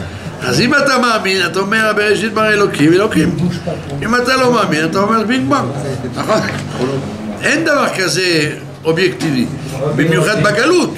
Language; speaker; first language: Hebrew; non-native, fluent; French